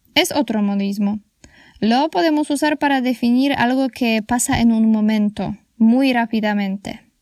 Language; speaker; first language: Spanish; non-native, fluent; Polish